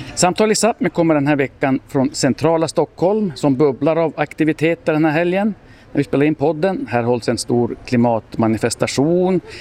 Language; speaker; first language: Swedish; native; Swedish